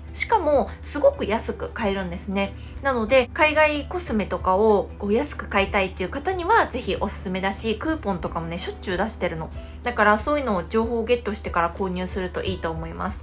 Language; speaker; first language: Japanese; non-native, fluent; Korean